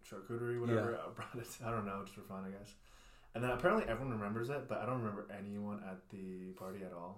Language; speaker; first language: English; early bilingual, other home language; Chinese